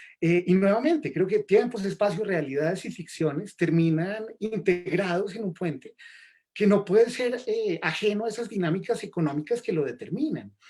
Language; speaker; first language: Spanish; native; Spanish